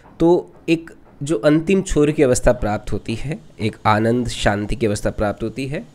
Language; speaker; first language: Hindi; non-native, local second language; Rajasthani